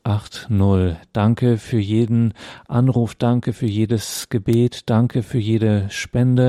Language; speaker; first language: German; native; German